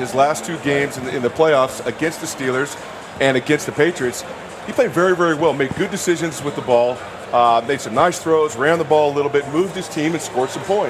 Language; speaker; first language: English; native; English